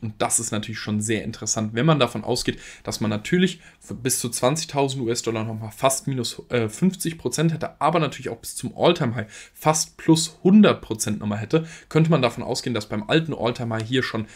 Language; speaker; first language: German; native; German